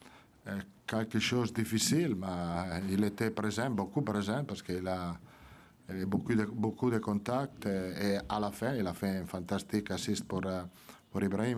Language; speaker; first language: French; non-native, fluent; Italian